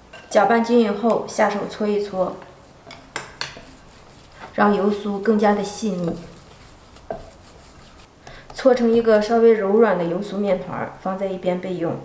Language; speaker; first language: Chinese; native; Chinese